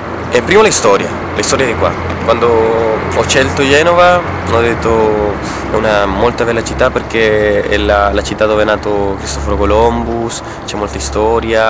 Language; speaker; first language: Italian; non-native, fluent; Spanish